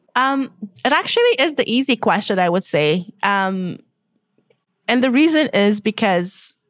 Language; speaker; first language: English; non-native, fluent; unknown